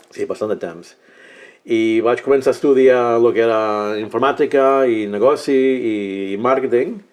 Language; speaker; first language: Catalan; early bilingual, heritage; Catalan